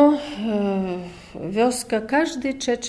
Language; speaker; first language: Polish; non-native, fluent; Chechen